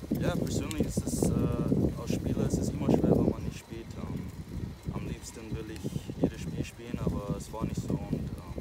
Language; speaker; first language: German; non-native, fluent; English